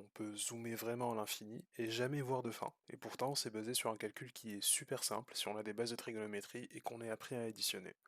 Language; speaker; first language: French; native; French